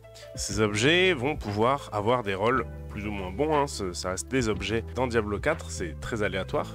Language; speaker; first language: French; native; French